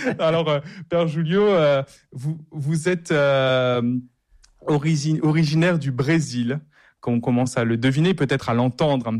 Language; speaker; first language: French; native; French